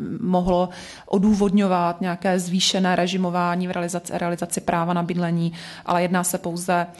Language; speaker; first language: Czech; native; Czech